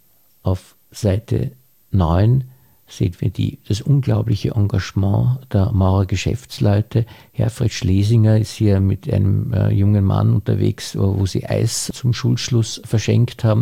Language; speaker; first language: German; native; German